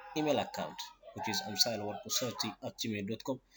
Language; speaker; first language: English; non-native, local second language; Amharic